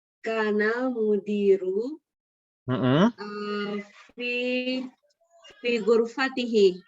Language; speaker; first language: Arabic; non-native, learner; Indonesian